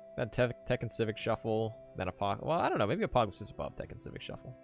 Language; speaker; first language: English; native; English